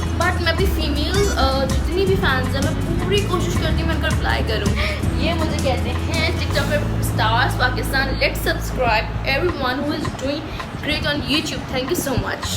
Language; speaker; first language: Urdu; native; Urdu